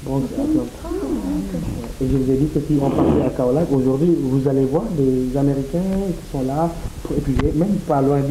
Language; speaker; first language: French; non-native, local second language; Wolof